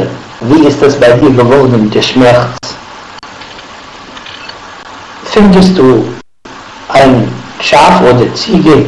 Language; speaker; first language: German; non-native, fluent; Arabic